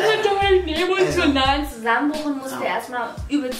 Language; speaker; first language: German; native; German